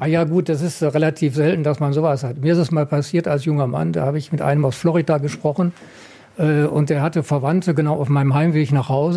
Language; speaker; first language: German; native; German